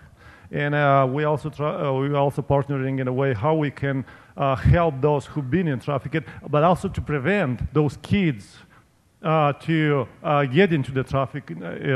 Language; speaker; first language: English; non-native, fluent; Romanian